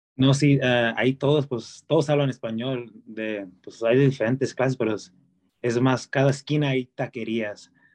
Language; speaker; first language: Spanish; early bilingual, heritage; Spanish